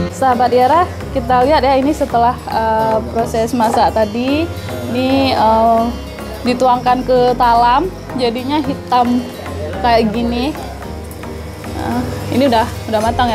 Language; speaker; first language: Indonesian; native; Indonesian